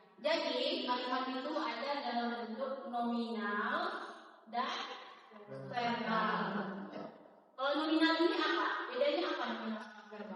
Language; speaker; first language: Indonesian; native; Indonesian